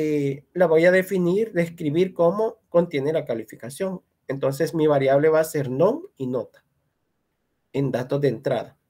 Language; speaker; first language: Spanish; native; Spanish